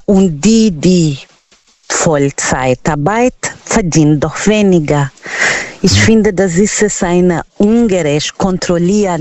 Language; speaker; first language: German; non-native, local second language; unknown